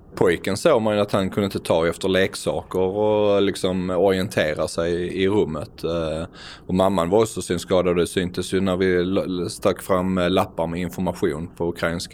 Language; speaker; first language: Swedish; native; Swedish